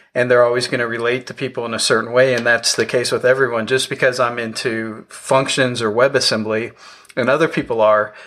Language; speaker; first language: English; native; English